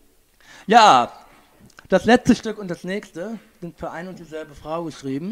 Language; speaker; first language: German; native; German